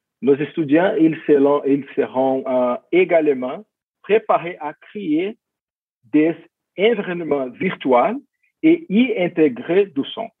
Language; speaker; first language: French; non-native, fluent; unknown